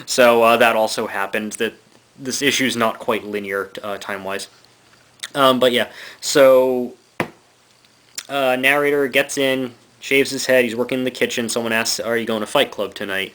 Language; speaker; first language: English; native; English